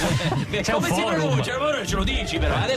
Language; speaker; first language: Italian; native; Italian